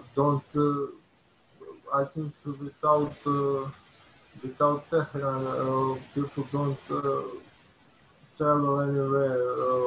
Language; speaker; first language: English; non-native, learner; Bosnian